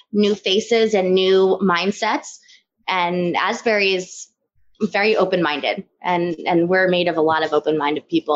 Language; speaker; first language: English; native; English